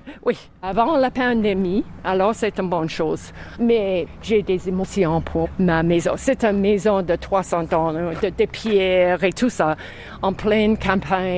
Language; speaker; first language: French; non-native, fluent; English